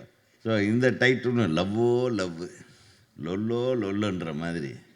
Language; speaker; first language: Tamil; native; Tamil